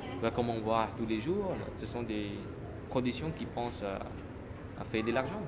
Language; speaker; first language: French; non-native, fluent; Khmer